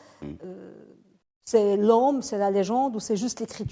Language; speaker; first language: French; non-native, local second language; Arabic